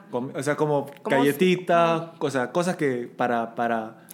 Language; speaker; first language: Spanish; native; Spanish